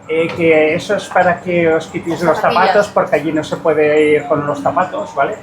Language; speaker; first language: Spanish; native; Spanish